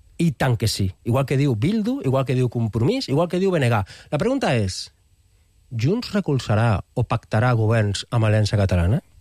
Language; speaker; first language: Catalan; non-native, local second language; Spanish